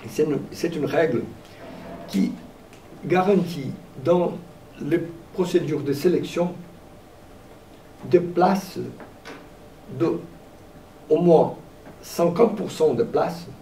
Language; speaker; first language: French; non-native, fluent; Portuguese